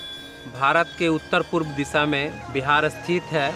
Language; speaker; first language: Hindi; native; Hindi